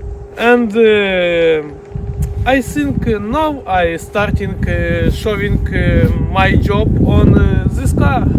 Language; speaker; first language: English; non-native, learner; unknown